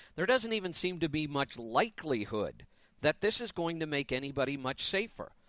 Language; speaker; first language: English; native; English